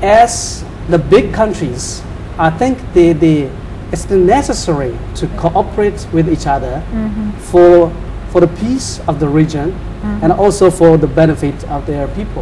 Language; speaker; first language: English; non-native, fluent; Chinese